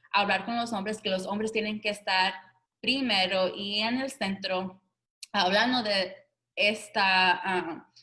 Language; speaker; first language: Spanish; early bilingual, other home language; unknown